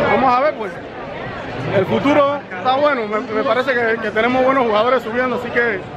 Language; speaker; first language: Spanish; native; Spanish